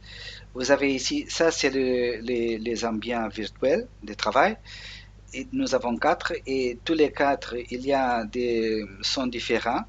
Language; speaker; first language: French; non-native, learner; Portuguese